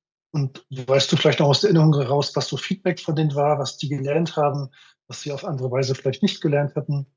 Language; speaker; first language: German; native; German